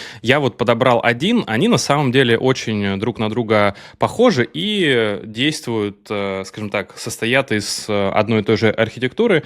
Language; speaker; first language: Russian; native; Russian